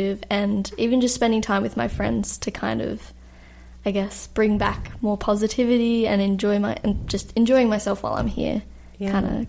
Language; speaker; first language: English; native; English